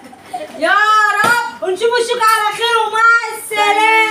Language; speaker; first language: Arabic; native; Arabic